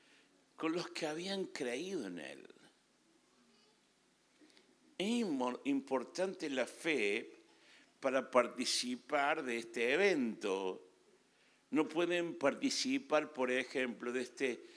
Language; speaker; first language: Spanish; native; Spanish